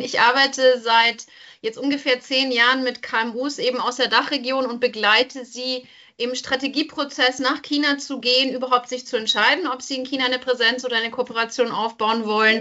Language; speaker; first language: German; native; German